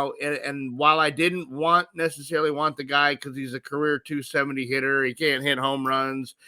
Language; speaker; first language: English; native; English